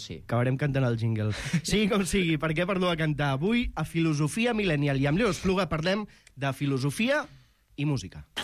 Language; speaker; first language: Catalan; native; Catalan